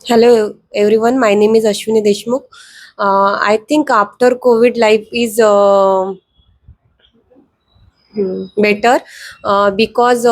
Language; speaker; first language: English; non-native, learner; Marathi